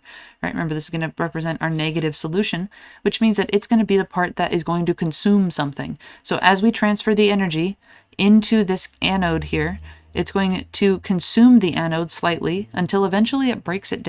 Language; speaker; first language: English; native; English